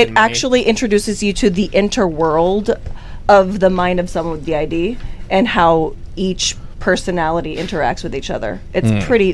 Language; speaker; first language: English; non-native, local second language; Filipino